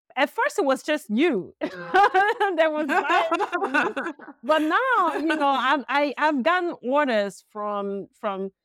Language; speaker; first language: English; non-native, local second language; Igbo